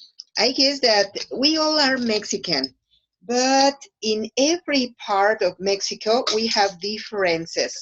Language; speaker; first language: English; non-native, fluent; Spanish